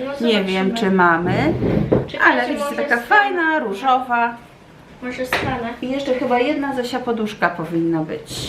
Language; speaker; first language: Polish; native; Polish